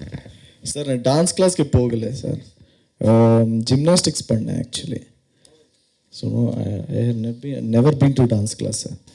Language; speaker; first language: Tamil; non-native, learner; Kannada